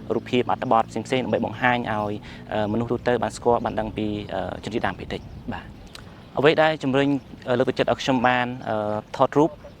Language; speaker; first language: Khmer; non-native, local second language; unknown